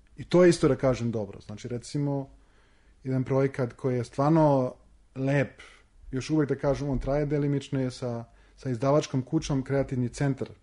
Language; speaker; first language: Serbian; early bilingual, heritage; Serbian